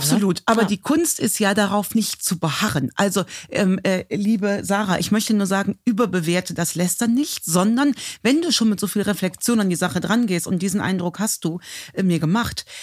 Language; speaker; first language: German; native; German